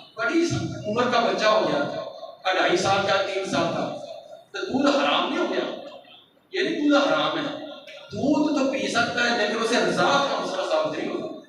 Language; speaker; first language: Urdu; non-native, local second language; Punjabi